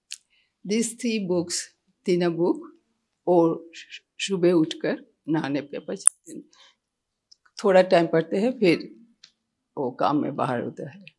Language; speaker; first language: Hindi; non-native, local second language; Bangla